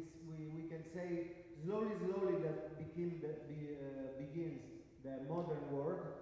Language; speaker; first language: English; non-native, fluent; Italian